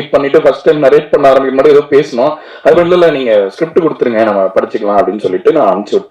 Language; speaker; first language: Tamil; native; Tamil